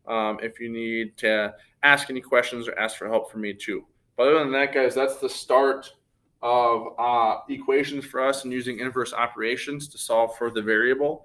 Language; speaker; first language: English; native; English